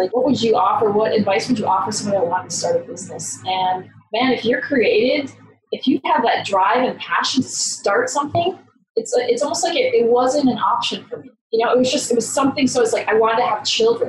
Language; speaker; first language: English; native; English